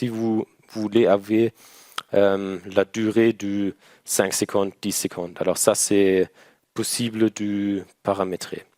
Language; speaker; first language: French; non-native, learner; German